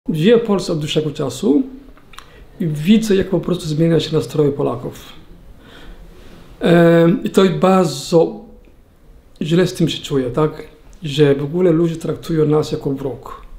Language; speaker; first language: Polish; non-native, learner; Somali